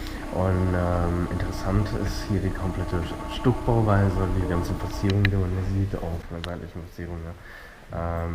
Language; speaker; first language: German; native; German